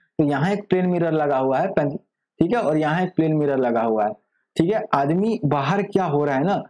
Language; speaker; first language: Hindi; native; Hindi